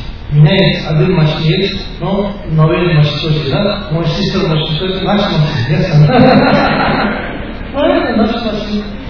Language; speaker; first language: Russian; non-native, learner; Tibetan